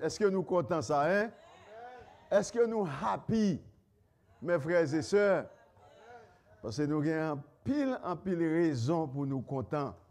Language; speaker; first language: French; native; French